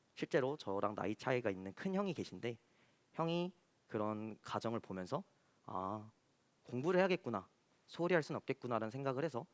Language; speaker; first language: Korean; native; Korean